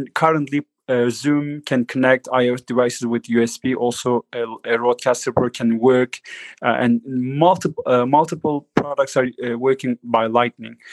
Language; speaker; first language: English; non-native, fluent; Turkish